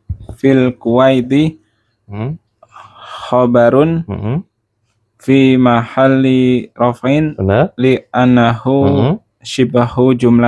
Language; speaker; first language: Arabic; non-native, learner; Indonesian